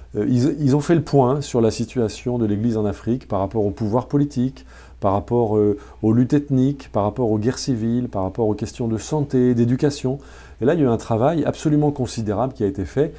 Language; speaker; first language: French; native; French